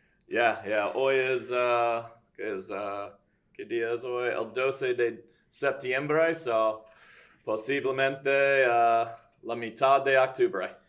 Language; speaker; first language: Spanish; non-native, fluent; English